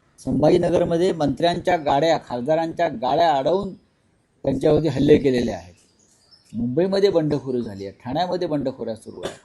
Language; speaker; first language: Marathi; native; Marathi